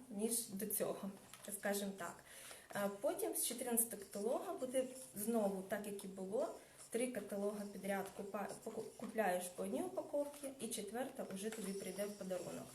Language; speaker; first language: Ukrainian; non-native, local second language; Russian